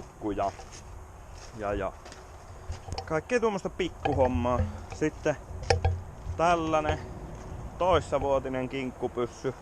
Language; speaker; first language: Finnish; native; Finnish